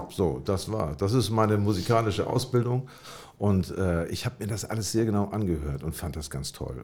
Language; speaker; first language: German; native; German